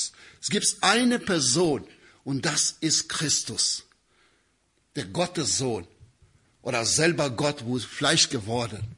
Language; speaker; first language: German; non-native, learner; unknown